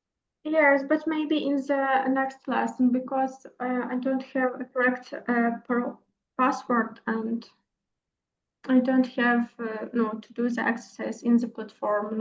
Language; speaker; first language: English; non-native, learner; Ukrainian